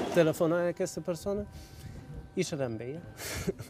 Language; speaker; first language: Catalan; non-native, fluent; German